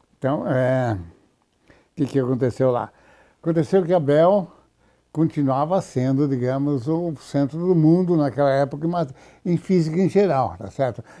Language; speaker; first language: Portuguese; native; Portuguese